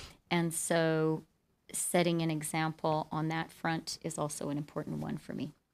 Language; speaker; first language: English; native; English